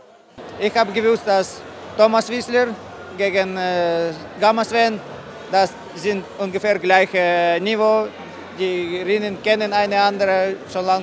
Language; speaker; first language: German; non-native, learner; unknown